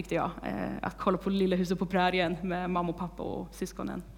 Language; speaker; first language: Swedish; native; Swedish